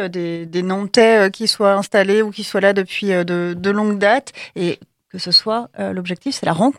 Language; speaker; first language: French; native; French